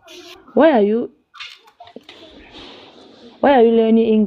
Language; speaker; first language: English; non-native, learner; French